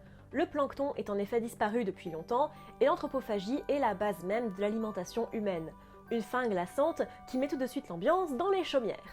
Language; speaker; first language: French; native; French